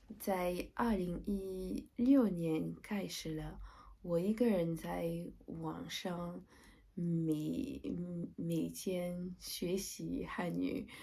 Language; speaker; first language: Chinese; non-native, learner; French